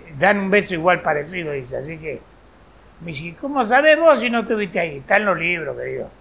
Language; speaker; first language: Spanish; native; Spanish